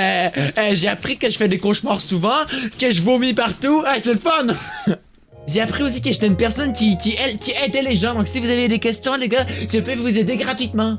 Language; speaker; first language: French; native; French